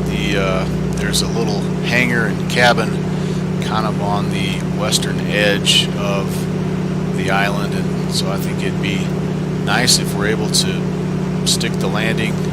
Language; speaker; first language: English; native; English